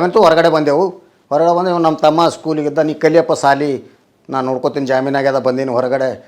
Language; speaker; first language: Kannada; native; Kannada